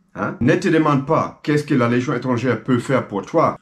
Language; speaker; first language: French; non-native, fluent; German